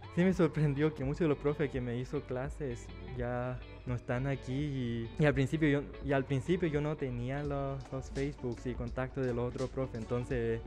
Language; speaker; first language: Spanish; early bilingual, other home language; Chinese